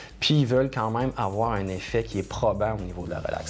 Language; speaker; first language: French; native; French